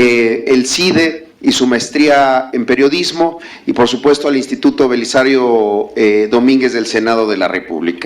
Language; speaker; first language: Spanish; native; Spanish